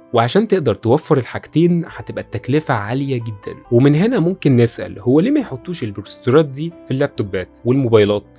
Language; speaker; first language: Arabic; native; Arabic